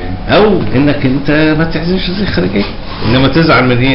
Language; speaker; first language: Arabic; native; Arabic